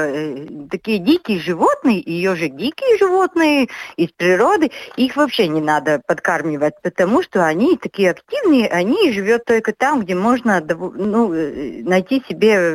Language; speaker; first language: Russian; non-native, local second language; Latvian